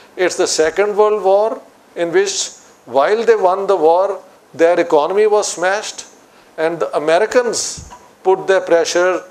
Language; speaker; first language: English; non-native, local second language; Punjabi